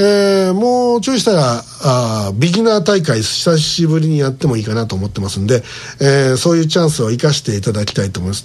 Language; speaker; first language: Japanese; native; Japanese